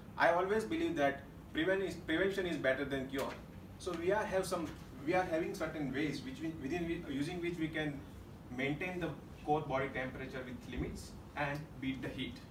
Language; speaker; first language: English; non-native, local second language; Gujarati